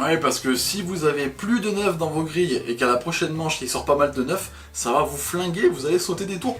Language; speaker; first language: French; native; French